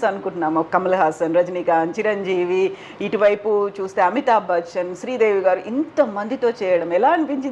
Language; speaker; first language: Telugu; native; Telugu